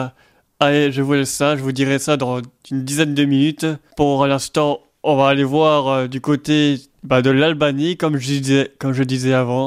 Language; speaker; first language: French; native; French